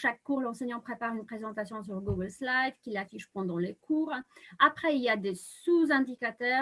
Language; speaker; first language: French; non-native, fluent; Polish